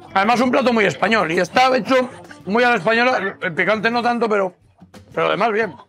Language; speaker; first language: Spanish; native; Spanish